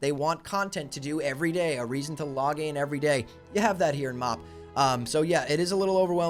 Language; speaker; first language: English; native; English